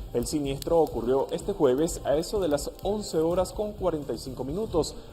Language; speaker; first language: Spanish; native; Spanish